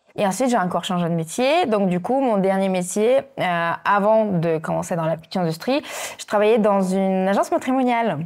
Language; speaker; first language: French; non-native, fluent; Russian